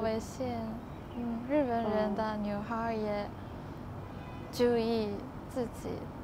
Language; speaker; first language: Chinese; non-native, learner; Japanese